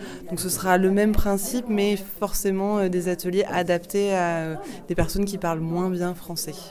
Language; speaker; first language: French; native; French